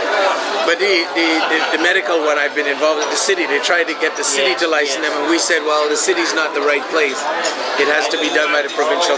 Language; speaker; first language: English; native; English